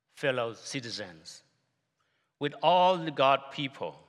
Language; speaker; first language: English; non-native, fluent; Khmer